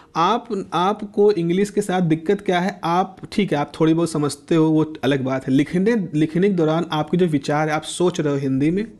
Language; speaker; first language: Hindi; native; Hindi